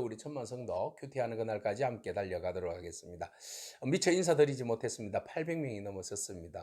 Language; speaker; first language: Korean; native; Korean